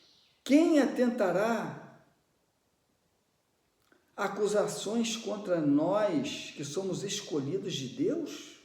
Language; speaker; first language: Portuguese; native; Portuguese